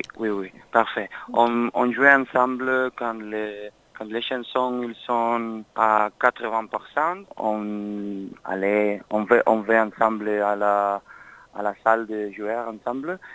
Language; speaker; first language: French; non-native, learner; Spanish